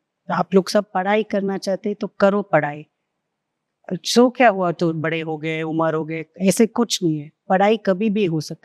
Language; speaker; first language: Hindi; non-native, local second language; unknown